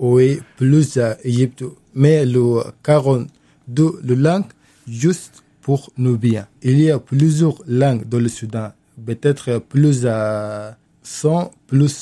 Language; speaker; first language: French; non-native, learner; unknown